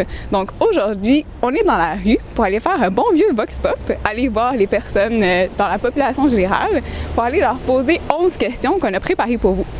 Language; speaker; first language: French; native; French